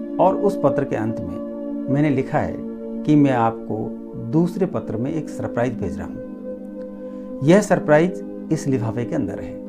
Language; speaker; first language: Hindi; native; Hindi